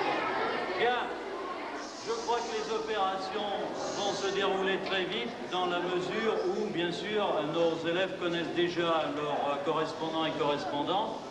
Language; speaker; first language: French; native; French